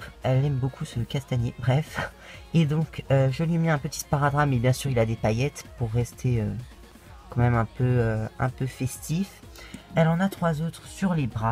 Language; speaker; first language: French; native; French